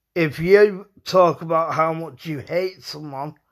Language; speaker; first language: English; native; English